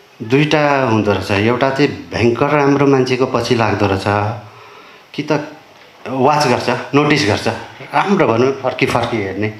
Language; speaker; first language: Nepali; non-native, local second language; Limbu